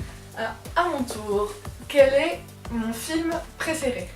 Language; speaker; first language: French; native; French